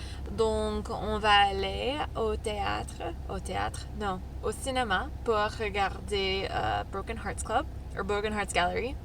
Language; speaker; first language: French; non-native, learner; English